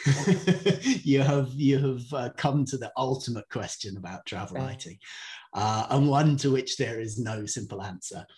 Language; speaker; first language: English; native; English